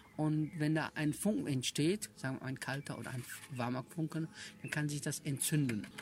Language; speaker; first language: German; early bilingual, other home language; Turkish